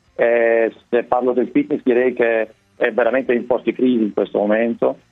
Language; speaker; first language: Italian; early bilingual, other home language; German